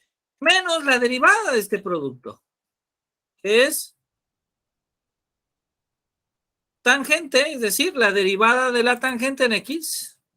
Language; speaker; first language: Spanish; native; Spanish